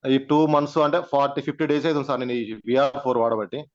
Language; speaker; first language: Telugu; native; Telugu